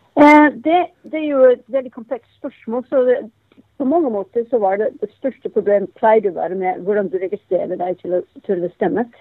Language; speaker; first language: Norwegian; non-native, fluent; English